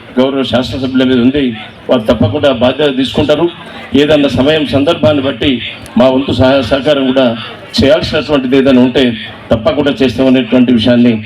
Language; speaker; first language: Telugu; native; Telugu